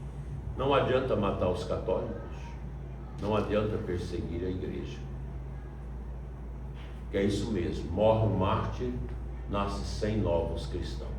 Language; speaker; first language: Portuguese; native; Portuguese